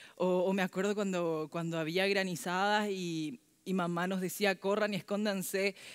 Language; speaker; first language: Spanish; early bilingual, other home language; Korean